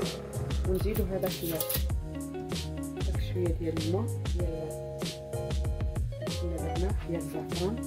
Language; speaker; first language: Arabic; native; Arabic